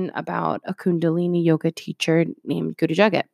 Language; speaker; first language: English; early bilingual, other home language; Spanish